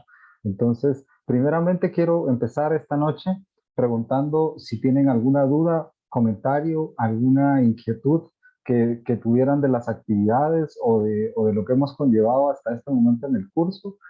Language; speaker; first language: Spanish; native; Spanish